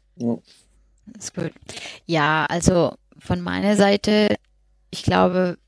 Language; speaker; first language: German; non-native, fluent; Spanish